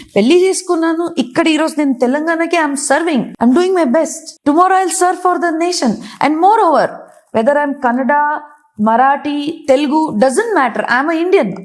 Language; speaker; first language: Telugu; non-native, local second language; Kannada